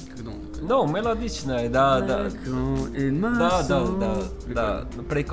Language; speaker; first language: Russian; non-native, learner; Arabic